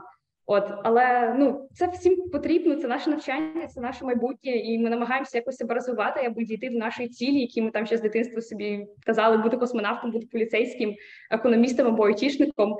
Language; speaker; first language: Ukrainian; native; Ukrainian